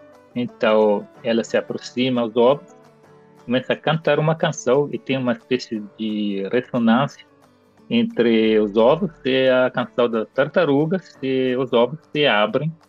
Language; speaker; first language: Portuguese; non-native, fluent; Italian